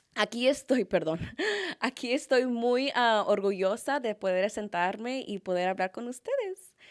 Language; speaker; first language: Spanish; early bilingual, heritage; Spanish